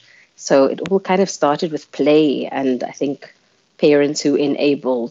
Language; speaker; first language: English; non-native, local second language; Afrikaans